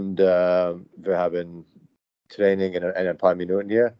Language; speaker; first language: German; non-native, learner; English